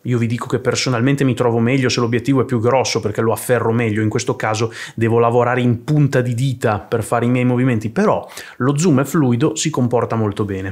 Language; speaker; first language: Italian; native; Italian